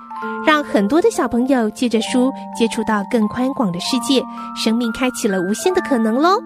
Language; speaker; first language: Chinese; native; Chinese